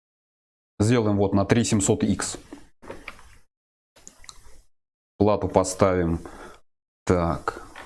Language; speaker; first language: Russian; native; Russian